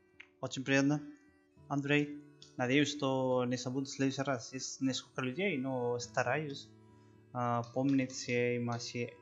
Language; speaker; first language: Russian; non-native, learner; Spanish